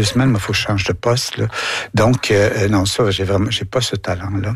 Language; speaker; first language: French; native; French